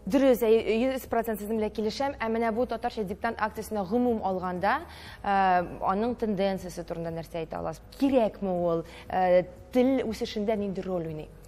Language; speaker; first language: Tatar; native; Tatar